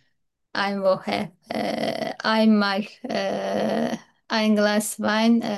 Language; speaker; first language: German; non-native, learner; Turkish